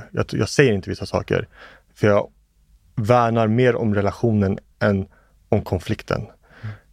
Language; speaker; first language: Swedish; early bilingual, other home language; English